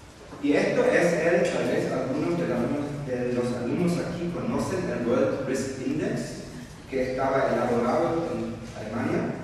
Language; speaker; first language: Spanish; non-native, fluent; German